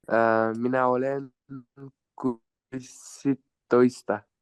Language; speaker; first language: Finnish; non-native, learner; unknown